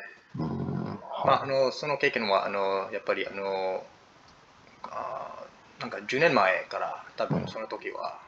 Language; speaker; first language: Japanese; non-native, learner; English